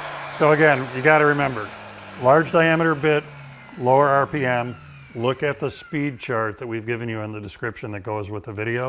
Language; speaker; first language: English; native; English